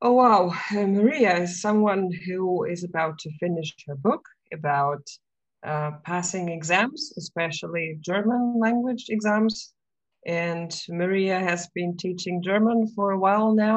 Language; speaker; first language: English; non-native, fluent; Russian